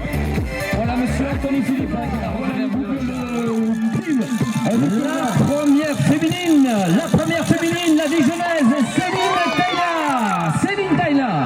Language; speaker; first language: French; native; French